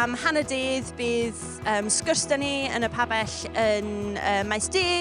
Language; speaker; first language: Welsh; non-native, fluent; English